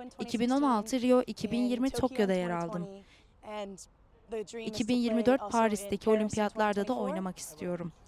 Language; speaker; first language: Turkish; non-native, learner; English